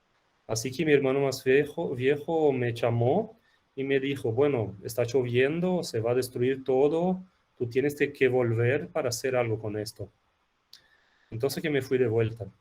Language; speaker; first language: Spanish; non-native, fluent; Portuguese